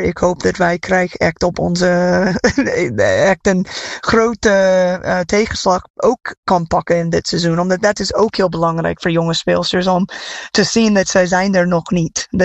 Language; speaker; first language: Dutch; non-native, fluent; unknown